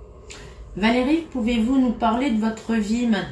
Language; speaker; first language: French; native; French